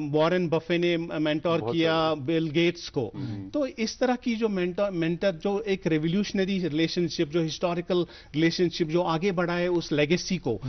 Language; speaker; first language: Hindi; non-native, local second language; Kashmiri